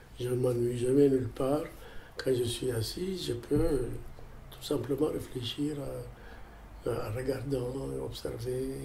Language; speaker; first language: French; non-native, fluent; Amharic